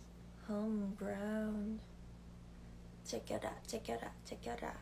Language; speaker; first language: English; non-native, learner; Korean